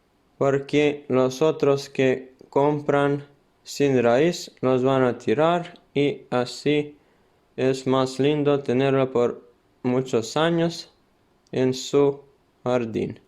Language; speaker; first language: Spanish; non-native, fluent; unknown